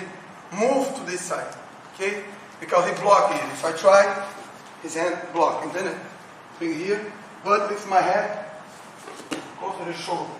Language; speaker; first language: English; non-native, learner; Portuguese